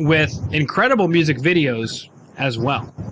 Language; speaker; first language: English; native; English